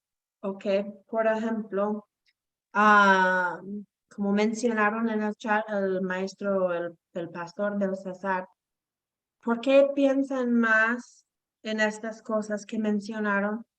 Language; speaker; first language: Spanish; non-native, fluent; English